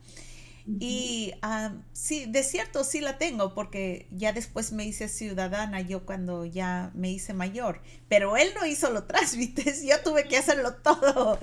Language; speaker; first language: Spanish; native; Spanish